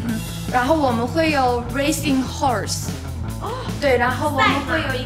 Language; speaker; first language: Chinese; non-native, learner; Mongolian